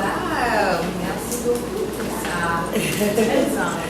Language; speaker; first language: French; non-native, fluent; English